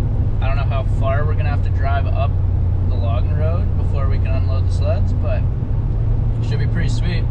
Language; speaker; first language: English; native; English